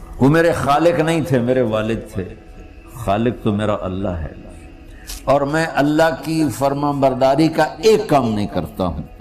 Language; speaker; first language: Urdu; non-native, local second language; Punjabi